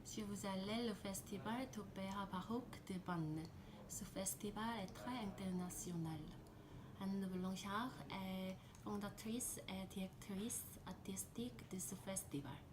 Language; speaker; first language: French; non-native, learner; Korean